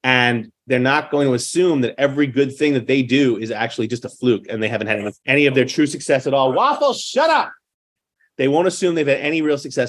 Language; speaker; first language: English; native; English